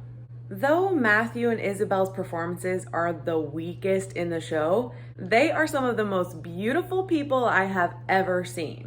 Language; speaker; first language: English; native; English